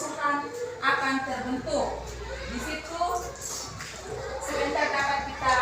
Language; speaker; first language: Indonesian; native; Indonesian